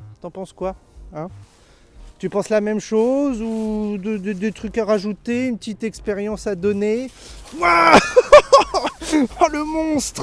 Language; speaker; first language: French; native; French